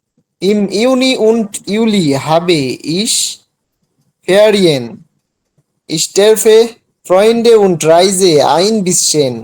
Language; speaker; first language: German; non-native, learner; Bangla